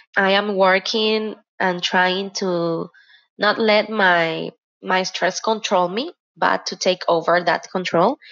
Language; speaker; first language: English; non-native, fluent; Spanish